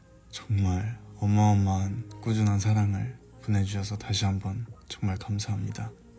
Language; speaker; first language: Korean; native; Korean